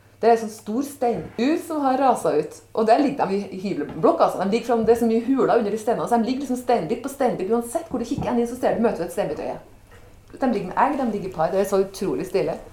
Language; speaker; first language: Norwegian; native; Norwegian